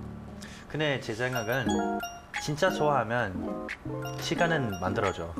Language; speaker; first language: Korean; non-native, fluent; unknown